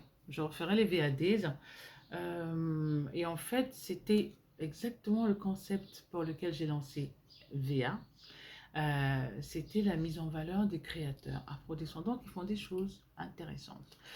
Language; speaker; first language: French; native; French